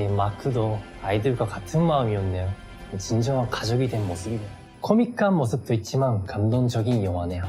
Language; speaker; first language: Korean; non-native, fluent; Japanese